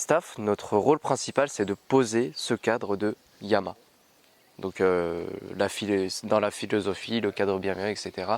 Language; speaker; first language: French; native; French